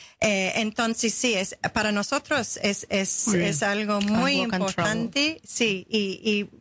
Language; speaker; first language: Spanish; non-native, fluent; English